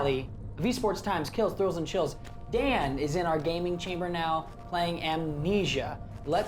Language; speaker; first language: English; native; English